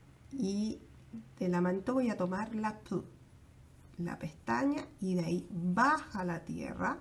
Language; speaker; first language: Spanish; native; Spanish